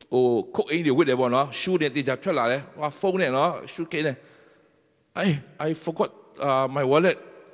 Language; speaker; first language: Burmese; non-native, local second language; Tedim Chin